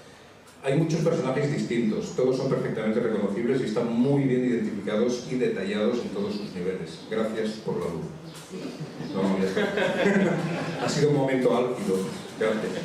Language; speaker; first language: Spanish; native; Spanish